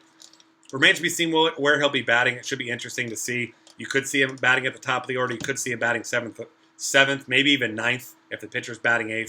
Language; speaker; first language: English; native; English